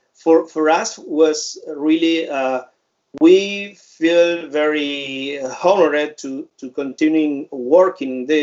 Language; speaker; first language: English; non-native, fluent; Spanish